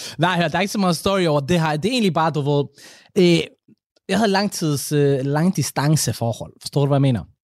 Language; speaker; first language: Danish; early bilingual, other home language; Somali